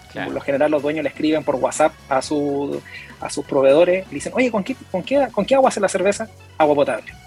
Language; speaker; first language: Spanish; native; Spanish